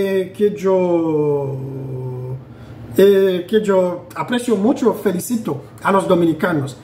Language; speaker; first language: Spanish; non-native, fluent; Haitian Creole